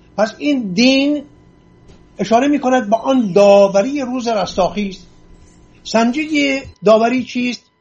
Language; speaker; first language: Persian; non-native, local second language; Assyrian Neo-Aramaic